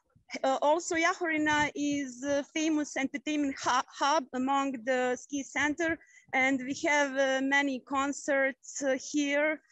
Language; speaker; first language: English; non-native, fluent; Croatian